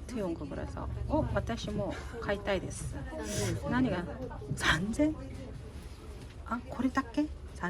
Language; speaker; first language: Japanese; non-native, learner; Korean